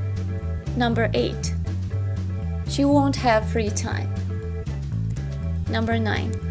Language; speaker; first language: English; non-native, fluent; Russian